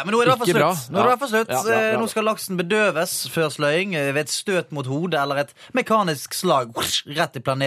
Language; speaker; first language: Norwegian; native; Norwegian